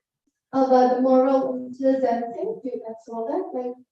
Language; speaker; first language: English; non-native, learner; Indonesian